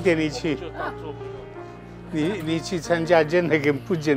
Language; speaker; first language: Chinese; non-native, fluent; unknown